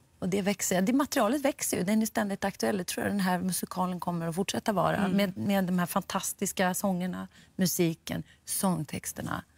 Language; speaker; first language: Swedish; native; Swedish